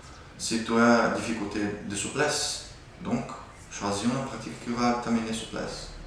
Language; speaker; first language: French; non-native, fluent; Portuguese